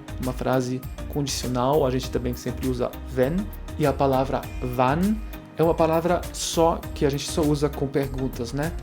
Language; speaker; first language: Portuguese; non-native, fluent; German